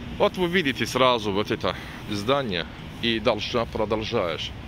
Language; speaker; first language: Russian; non-native, learner; Turkish